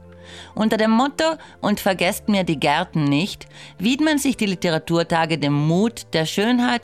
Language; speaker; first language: German; native; German